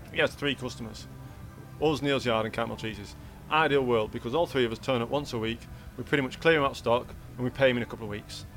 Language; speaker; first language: English; native; English